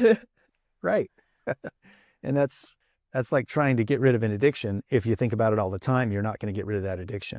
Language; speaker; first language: English; native; English